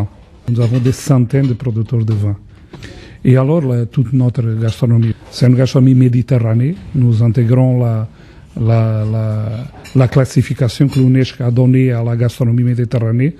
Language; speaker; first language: French; non-native, fluent; Portuguese